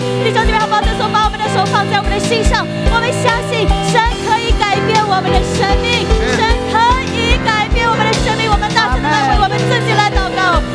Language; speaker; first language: Chinese; native; Chinese